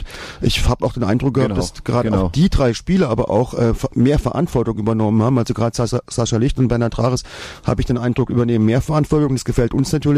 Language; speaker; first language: German; native; German